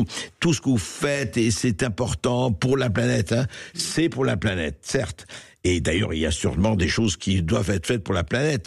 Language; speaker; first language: French; native; French